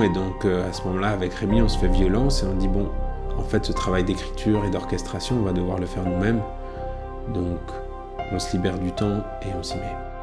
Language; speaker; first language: French; native; French